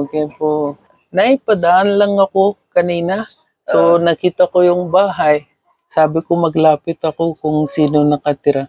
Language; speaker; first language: Filipino; non-native, learner; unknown